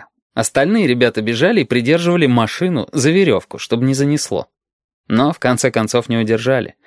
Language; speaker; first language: Russian; native; Russian